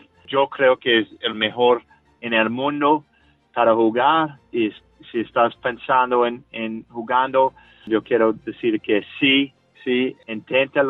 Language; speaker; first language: Spanish; non-native, learner; English